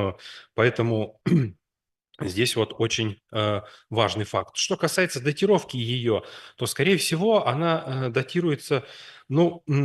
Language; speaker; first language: Russian; native; Russian